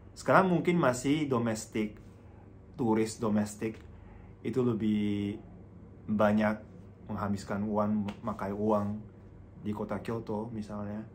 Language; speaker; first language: Indonesian; non-native, fluent; Japanese